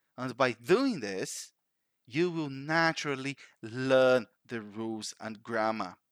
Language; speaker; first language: English; non-native, fluent; Portuguese